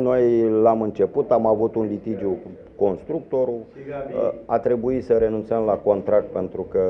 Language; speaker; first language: Romanian; native; Romanian